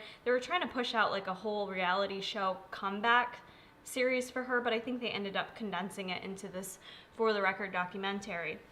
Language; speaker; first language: English; native; English